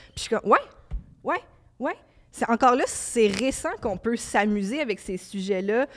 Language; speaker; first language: French; native; French